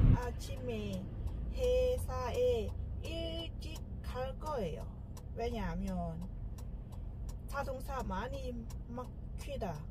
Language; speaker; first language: Korean; non-native, learner; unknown